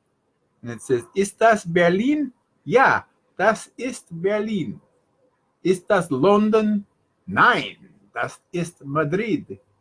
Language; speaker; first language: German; non-native, fluent; English